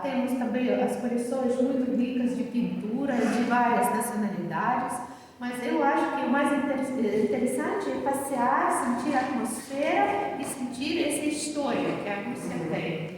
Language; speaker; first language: Portuguese; non-native, fluent; Russian